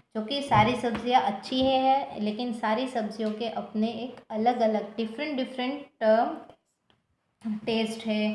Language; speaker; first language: Hindi; non-native, local second language; Gujarati